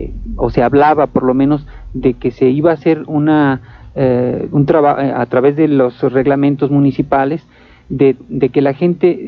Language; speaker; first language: Spanish; native; Spanish